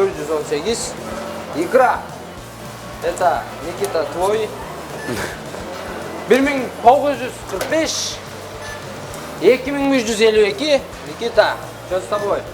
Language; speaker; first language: Russian; non-native, local second language; Kyrgyz